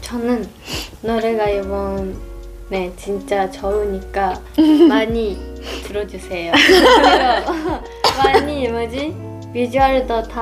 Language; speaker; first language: Korean; non-native, fluent; Japanese